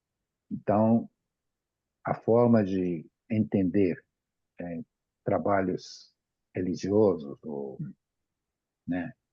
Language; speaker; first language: Portuguese; non-native, fluent; Japanese